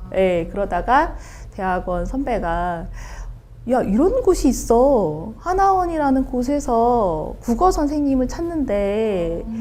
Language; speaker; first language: Korean; native; Korean